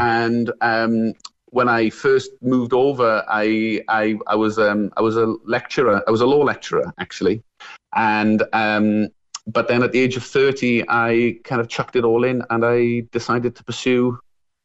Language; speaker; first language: English; native; English